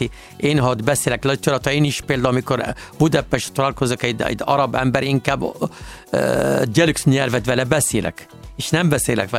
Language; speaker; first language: Hungarian; non-native, learner; Arabic